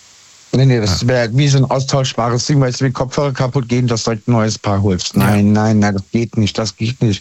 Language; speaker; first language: German; native; German